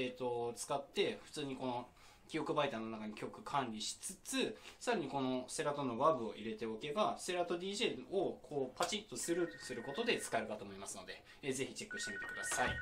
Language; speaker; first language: Japanese; native; Japanese